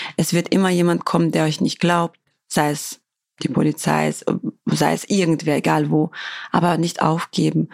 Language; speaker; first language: German; early bilingual, other home language; Albanian